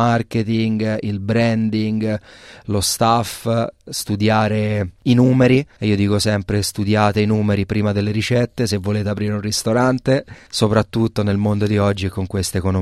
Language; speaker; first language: Italian; native; Italian